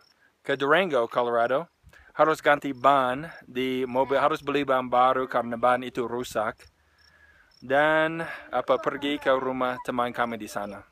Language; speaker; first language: Indonesian; non-native, fluent; English